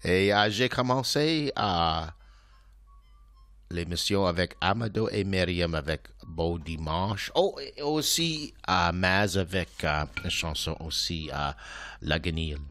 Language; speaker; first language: French; non-native, local second language; English